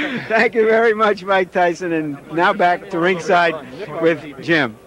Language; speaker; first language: English; native; English